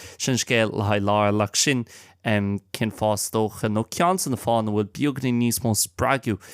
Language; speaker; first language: Irish; non-native, local second language; English